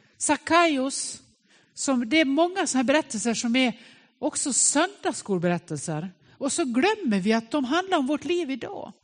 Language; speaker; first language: Swedish; native; Swedish